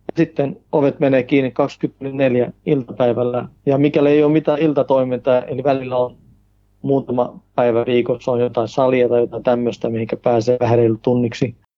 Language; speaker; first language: Finnish; early bilingual, heritage; Finnish